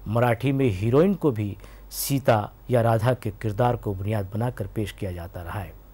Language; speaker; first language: Urdu; native; Urdu